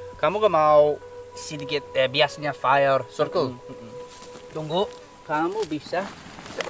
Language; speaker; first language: Indonesian; non-native, learner; English